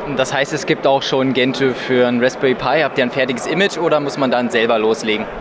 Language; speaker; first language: German; native; German